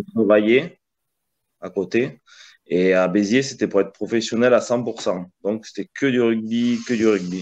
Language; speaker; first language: French; early bilingual, other home language; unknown